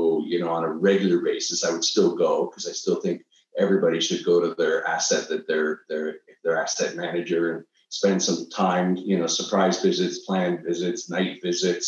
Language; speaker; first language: English; native; English